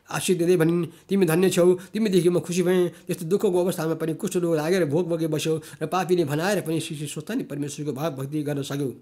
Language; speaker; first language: Nepali; native; Nepali